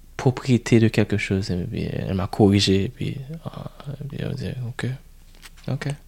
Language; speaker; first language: French; non-native, local second language; Haitian Creole